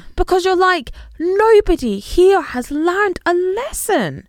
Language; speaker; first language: English; native; English